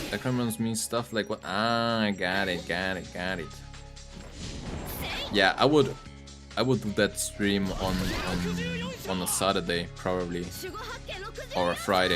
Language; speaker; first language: English; non-native, fluent; German